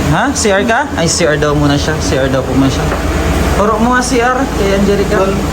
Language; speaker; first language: Filipino; native; Filipino